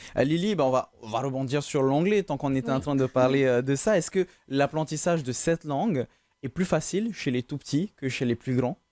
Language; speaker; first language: French; native; French